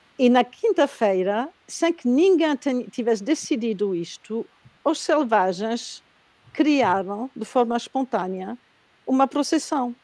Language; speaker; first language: Portuguese; non-native, fluent; Spanish